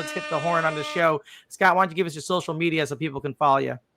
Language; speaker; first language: English; native; English